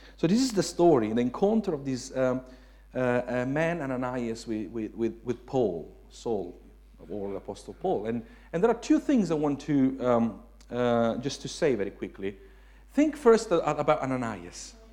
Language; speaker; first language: English; non-native, fluent; Italian